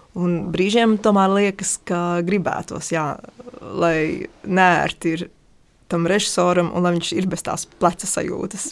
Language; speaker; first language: Latvian; native; Latvian